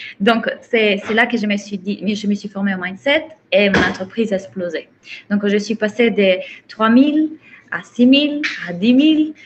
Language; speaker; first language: French; non-native, fluent; Italian